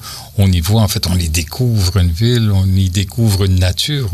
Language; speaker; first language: French; native; French